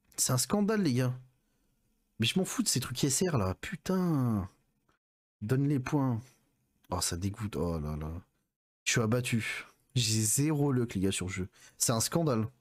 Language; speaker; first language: French; native; French